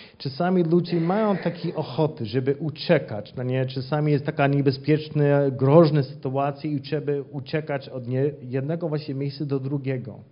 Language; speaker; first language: Polish; non-native, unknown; English